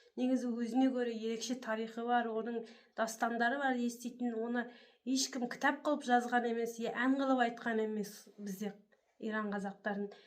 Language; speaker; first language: Kazakh; early bilingual, heritage; Kazakh